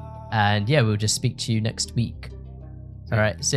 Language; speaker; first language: English; native; English